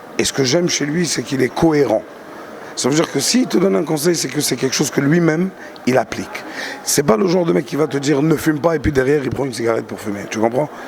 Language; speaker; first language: French; non-native, local second language; Arabic